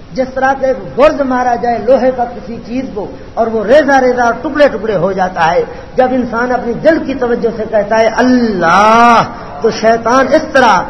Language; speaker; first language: Urdu; non-native, local second language; Punjabi